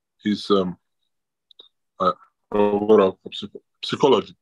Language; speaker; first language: English; non-native, learner; Georgian